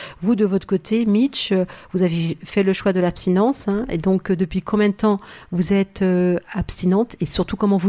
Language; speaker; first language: French; native; French